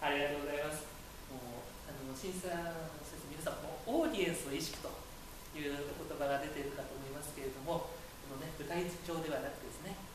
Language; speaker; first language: Japanese; native; Japanese